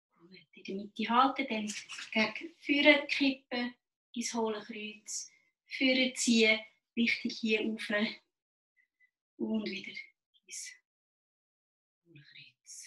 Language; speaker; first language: German; native; German